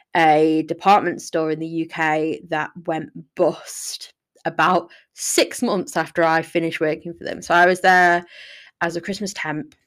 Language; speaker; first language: English; native; English